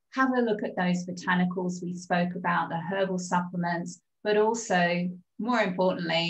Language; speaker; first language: English; native; English